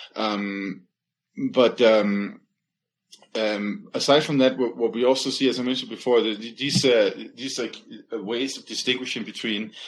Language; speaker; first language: English; non-native, fluent; Danish